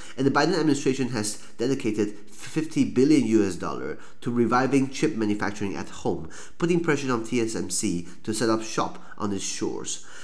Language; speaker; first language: English; non-native, fluent; Chinese